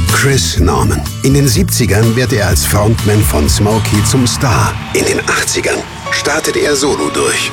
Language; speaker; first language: German; native; German